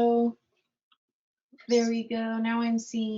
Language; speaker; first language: English; native; English